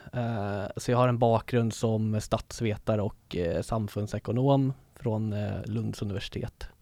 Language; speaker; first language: Swedish; native; Swedish